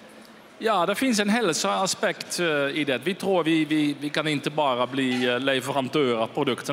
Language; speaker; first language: Swedish; non-native, fluent; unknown